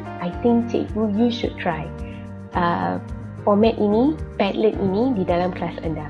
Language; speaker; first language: Malay; native; Malay